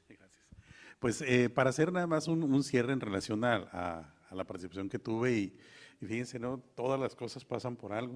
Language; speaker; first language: Spanish; native; Spanish